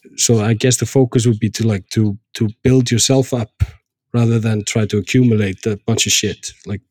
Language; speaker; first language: English; non-native, fluent; Icelandic